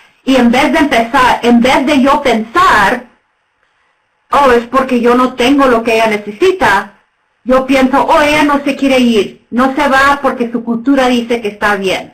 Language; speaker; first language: Spanish; non-native, fluent; English